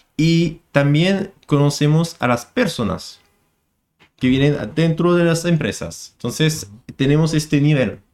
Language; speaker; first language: Spanish; non-native, fluent; French